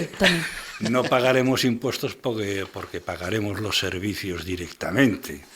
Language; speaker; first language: Spanish; native; Spanish